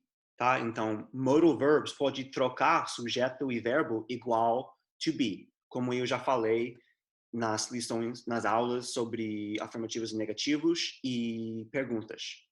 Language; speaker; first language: Portuguese; non-native, fluent; English